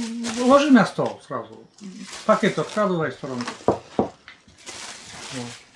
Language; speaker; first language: Russian; native; Russian